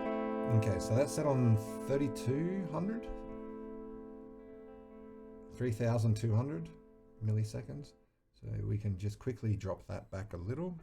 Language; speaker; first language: English; native; English